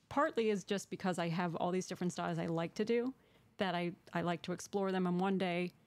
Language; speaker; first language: English; native; English